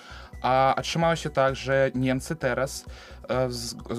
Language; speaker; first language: Ukrainian; non-native, learner; Belarusian